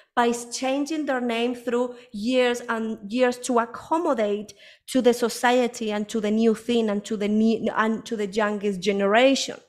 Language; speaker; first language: English; early bilingual, other home language; Spanish